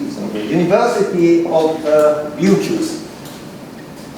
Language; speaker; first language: English; non-native, learner; Japanese